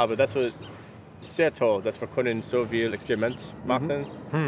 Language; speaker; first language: German; non-native, learner; English